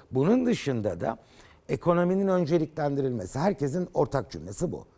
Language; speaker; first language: Turkish; native; Turkish